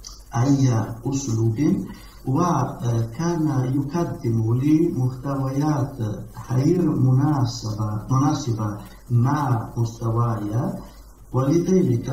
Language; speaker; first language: Arabic; non-native, learner; Italian